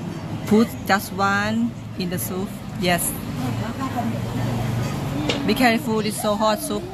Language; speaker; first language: English; non-native, learner; Thai